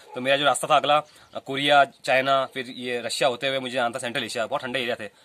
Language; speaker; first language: Hindi; native; Hindi